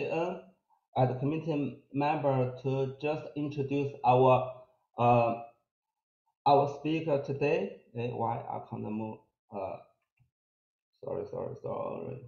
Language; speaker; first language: English; non-native, fluent; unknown